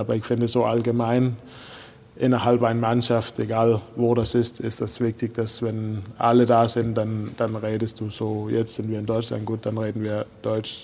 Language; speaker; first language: German; non-native, fluent; Danish